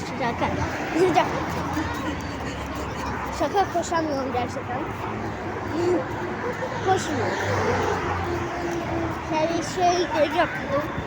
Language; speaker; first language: Turkish; early bilingual, heritage; Turkish